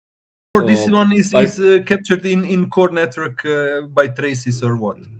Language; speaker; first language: English; non-native, learner; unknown